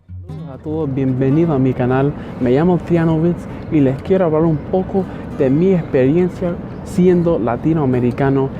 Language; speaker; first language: Spanish; early bilingual, heritage; Spanish